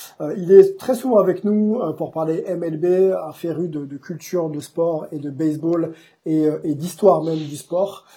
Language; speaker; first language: French; native; French